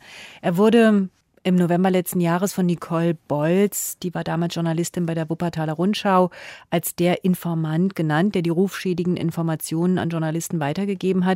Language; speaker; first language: German; native; German